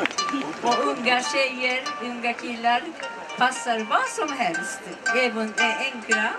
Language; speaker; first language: Swedish; non-native, learner; Japanese